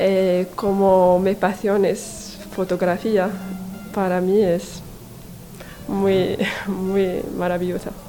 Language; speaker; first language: Spanish; non-native, learner; Arabic